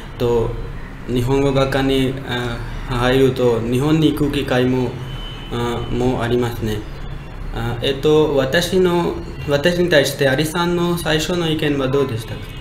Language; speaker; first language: Japanese; non-native, learner; Hindi